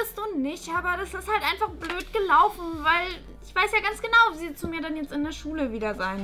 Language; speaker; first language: German; native; German